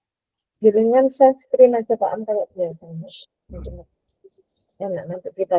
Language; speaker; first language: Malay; non-native, local second language; Javanese